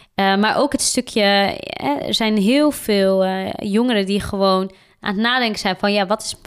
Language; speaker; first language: Dutch; early bilingual, other home language; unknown